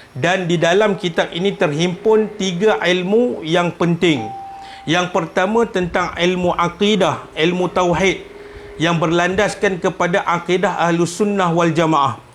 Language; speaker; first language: Malay; native; Malay